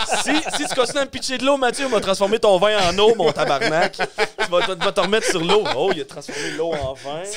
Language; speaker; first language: French; native; French